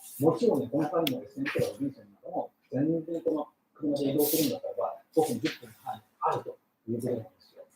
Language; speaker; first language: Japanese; native; Japanese